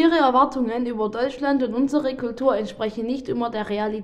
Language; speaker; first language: German; native; German